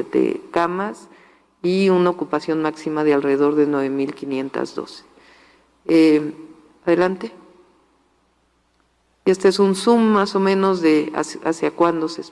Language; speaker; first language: Spanish; native; Spanish